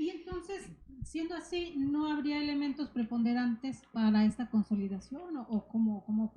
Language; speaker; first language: Spanish; native; Spanish